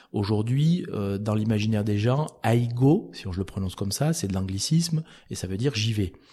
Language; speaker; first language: French; native; French